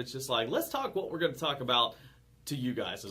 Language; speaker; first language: English; native; English